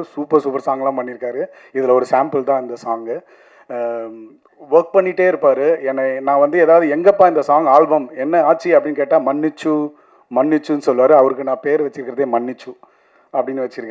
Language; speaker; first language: Tamil; native; Tamil